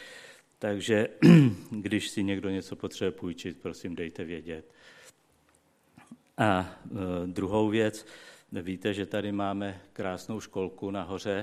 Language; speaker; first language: Czech; native; Czech